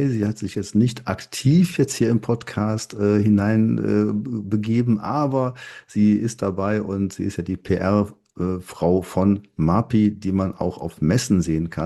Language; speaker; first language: German; native; German